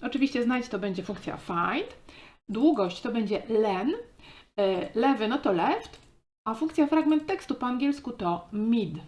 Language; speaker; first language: Polish; native; Polish